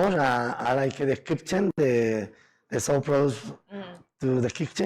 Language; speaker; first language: English; non-native, learner; Spanish